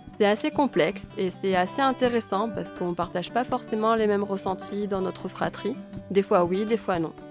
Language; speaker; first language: French; native; French